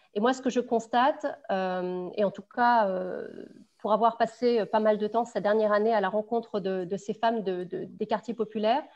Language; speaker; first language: French; native; French